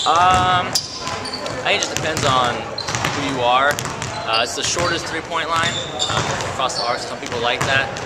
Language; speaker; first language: English; native; English